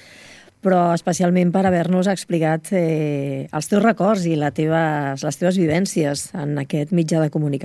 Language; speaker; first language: Catalan; native; Catalan